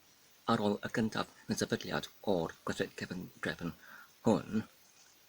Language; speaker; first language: Welsh; non-native, learner; Polish